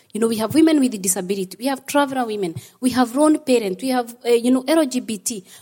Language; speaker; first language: English; non-native, local second language; Kikuyu